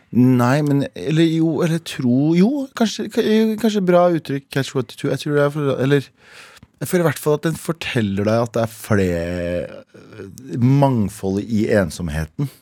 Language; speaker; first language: Norwegian; early bilingual, other home language; Kurdish